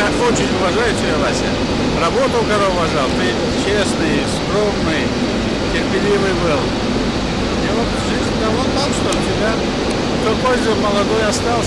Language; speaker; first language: Russian; non-native, local second language; Turkmen